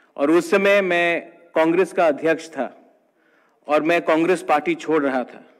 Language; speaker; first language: Hindi; non-native, local second language; Kok Borok